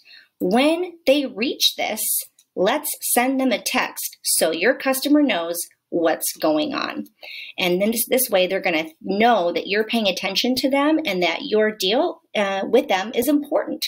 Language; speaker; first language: English; native; English